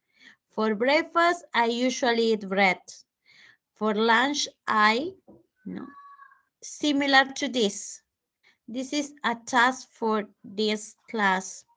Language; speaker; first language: English; non-native, fluent; Spanish